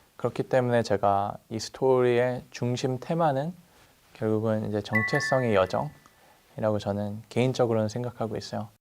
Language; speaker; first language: Korean; native; Korean